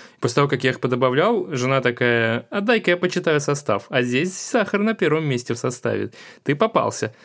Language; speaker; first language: Russian; native; Russian